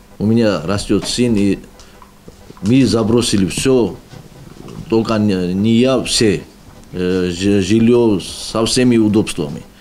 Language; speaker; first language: Russian; non-native, local second language; Georgian